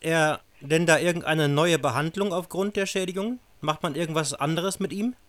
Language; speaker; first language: German; native; German